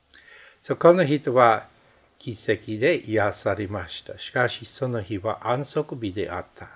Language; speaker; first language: Japanese; non-native, fluent; English